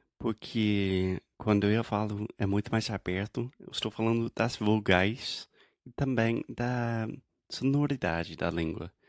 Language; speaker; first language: Portuguese; non-native, fluent; English